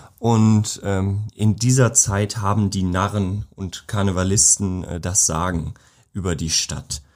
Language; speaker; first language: German; native; German